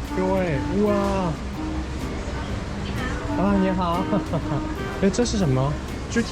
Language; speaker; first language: Chinese; non-native, fluent; Korean